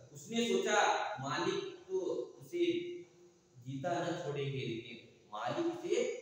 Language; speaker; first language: Hindi; non-native, local second language; Kannada